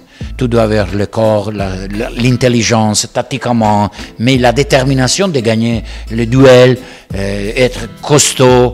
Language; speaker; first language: French; non-native, learner; Italian